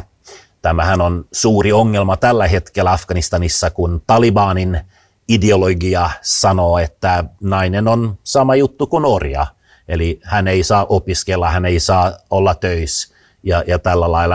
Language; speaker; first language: Finnish; early bilingual, heritage; Finnish